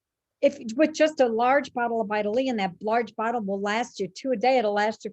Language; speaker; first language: English; native; English